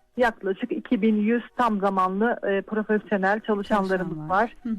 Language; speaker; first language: Turkish; native; Turkish